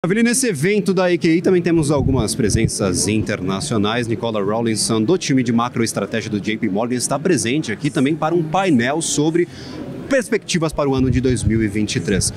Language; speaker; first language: Portuguese; native; Portuguese